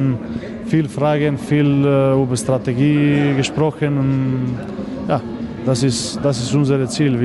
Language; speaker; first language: German; non-native, learner; Macedonian